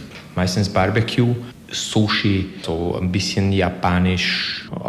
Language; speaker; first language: German; non-native, learner; Hungarian